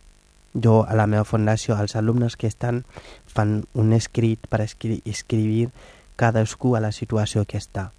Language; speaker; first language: Catalan; non-native, fluent; Wolof